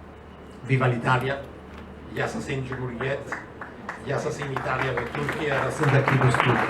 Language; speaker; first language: Turkish; non-native, fluent; Italian